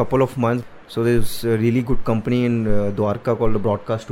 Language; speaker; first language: English; non-native, local second language; Hindi